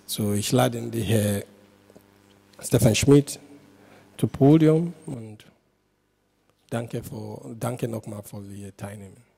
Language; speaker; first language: German; non-native, learner; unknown